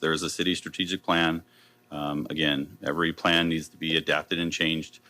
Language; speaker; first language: English; native; English